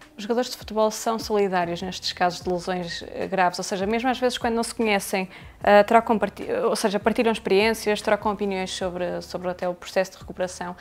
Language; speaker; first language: Portuguese; native; Portuguese